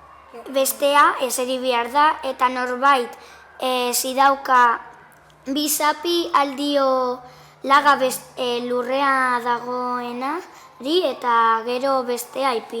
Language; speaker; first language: Basque; non-native, local second language; Spanish